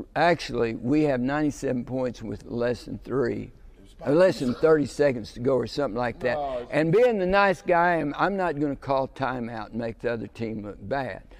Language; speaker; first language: English; native; English